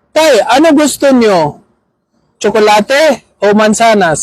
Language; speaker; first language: Filipino; non-native, learner; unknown